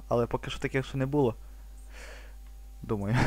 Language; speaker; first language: Ukrainian; native; Ukrainian